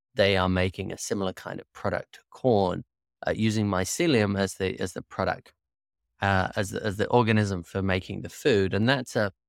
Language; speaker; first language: English; native; English